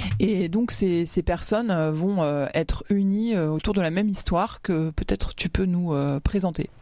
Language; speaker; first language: French; native; French